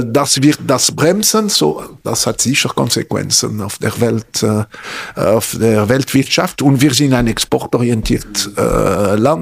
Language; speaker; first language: German; non-native, local second language; French